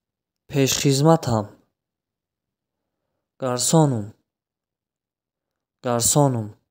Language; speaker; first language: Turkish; non-native, fluent; Tajik